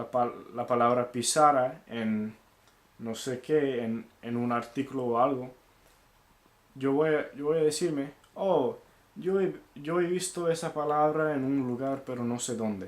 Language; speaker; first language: Spanish; non-native, fluent; English